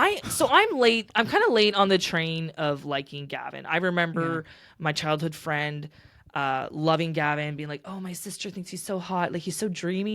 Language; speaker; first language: English; native; English